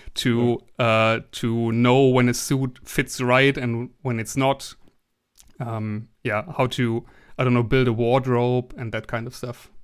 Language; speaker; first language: English; non-native, fluent; German